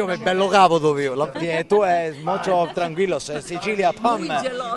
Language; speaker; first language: Italian; native; Italian